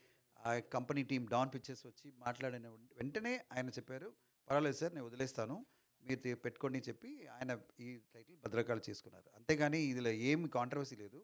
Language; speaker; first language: Telugu; non-native, learner; Tamil